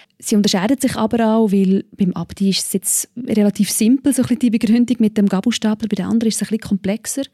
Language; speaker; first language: German; native; German